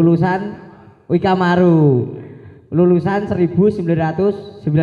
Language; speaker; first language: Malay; non-native, local second language; Javanese